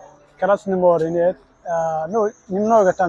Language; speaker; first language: Russian; non-native, learner; Somali